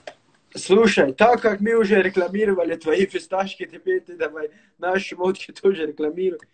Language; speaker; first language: Russian; native; Russian